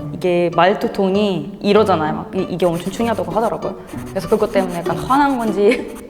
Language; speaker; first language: Korean; non-native, fluent; Russian